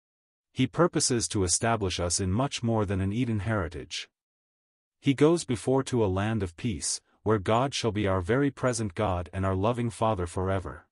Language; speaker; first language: English; native; English